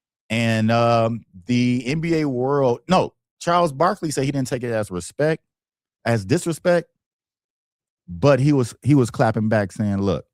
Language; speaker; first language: English; native; English